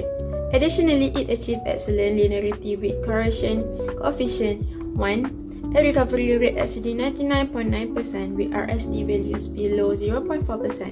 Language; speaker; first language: English; non-native, local second language; Malay